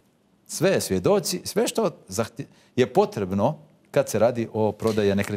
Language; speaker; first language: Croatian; non-native, fluent; Hebrew